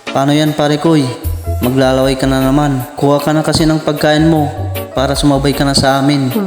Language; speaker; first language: Filipino; native; Filipino